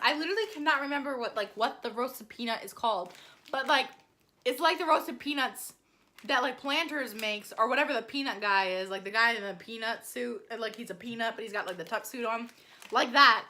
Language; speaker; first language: English; native; English